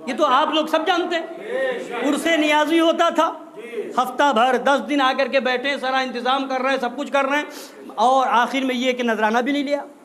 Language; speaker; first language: Urdu; native; Urdu